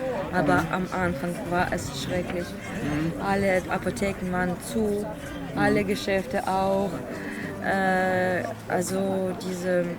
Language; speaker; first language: German; non-native, learner; Ukrainian